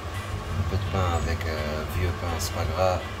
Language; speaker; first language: French; non-native, local second language; Arabic